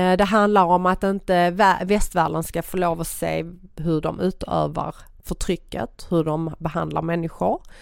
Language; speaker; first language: Swedish; early bilingual, other home language; Persian